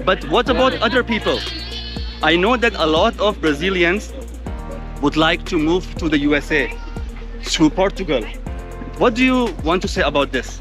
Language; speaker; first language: English; non-native, fluent; Hindi